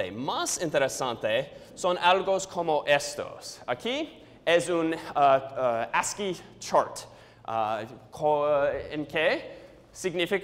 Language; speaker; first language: Spanish; non-native, learner; English